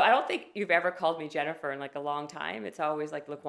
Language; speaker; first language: English; native; English